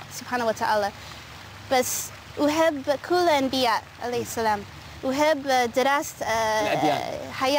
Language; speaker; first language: Arabic; non-native, learner; English